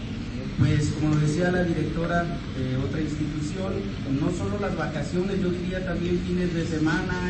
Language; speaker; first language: Spanish; native; Spanish